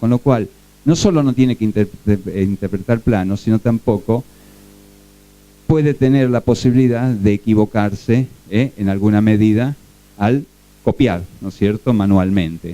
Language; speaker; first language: Spanish; native; Spanish